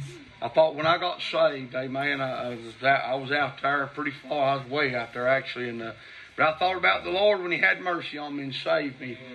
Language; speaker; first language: English; native; English